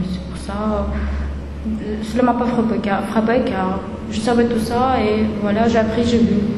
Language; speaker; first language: French; non-native, fluent; Russian